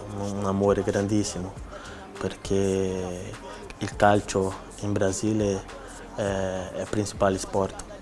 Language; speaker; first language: Italian; non-native, learner; Portuguese